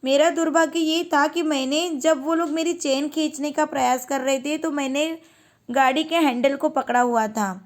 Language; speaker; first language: Hindi; non-native, local second language; Marathi